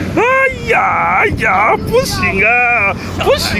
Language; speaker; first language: Chinese; non-native, learner; French